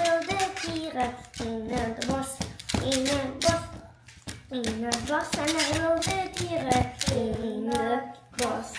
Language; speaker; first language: Dutch; early bilingual, other home language; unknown